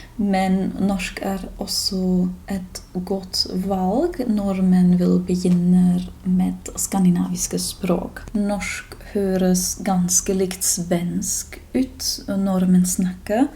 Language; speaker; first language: Norwegian; non-native, fluent; German